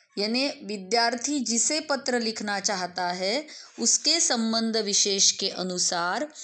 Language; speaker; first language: Hindi; non-native, local second language; Marathi